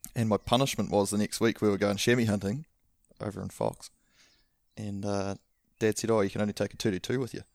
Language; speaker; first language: English; native; English